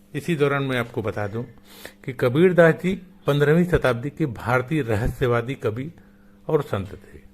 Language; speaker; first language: Hindi; native; Hindi